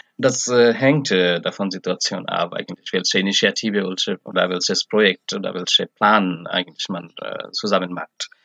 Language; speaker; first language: German; non-native, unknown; Bangla